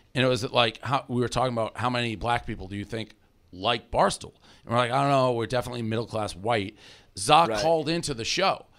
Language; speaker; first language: English; native; English